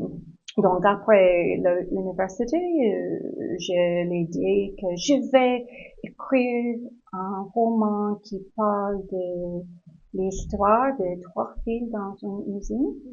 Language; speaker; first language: French; non-native, learner; English